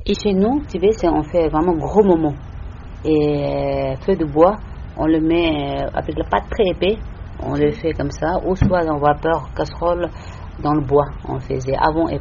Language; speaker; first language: French; non-native, learner; Tibetan